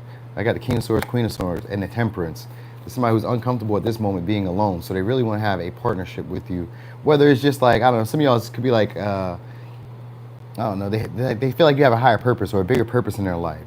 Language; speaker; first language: English; native; English